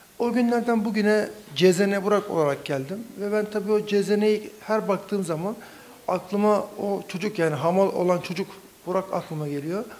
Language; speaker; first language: Turkish; native; Turkish